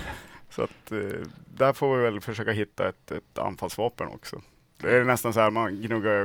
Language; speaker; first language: Swedish; native; Swedish